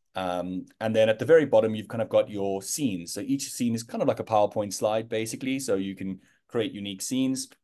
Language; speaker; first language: English; native; English